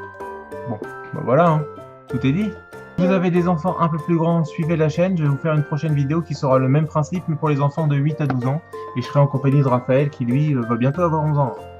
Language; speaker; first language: French; native; French